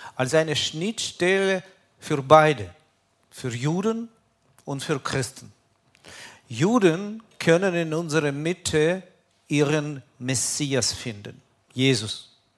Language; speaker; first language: German; non-native, fluent; Russian